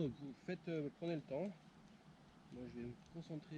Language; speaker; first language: French; native; French